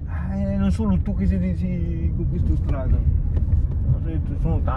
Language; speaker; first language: Italian; non-native, learner; Filipino